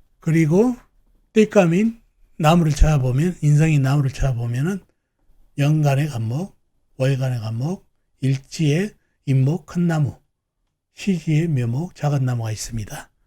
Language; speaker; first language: Korean; native; Korean